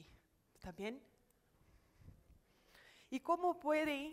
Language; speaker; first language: Spanish; non-native, fluent; Portuguese